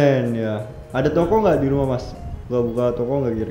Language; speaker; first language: Indonesian; native; Indonesian